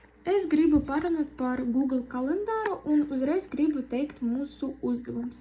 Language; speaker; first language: Latvian; non-native, learner; Russian